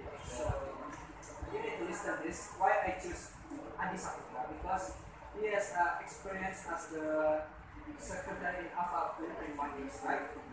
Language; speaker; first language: English; non-native, learner; Indonesian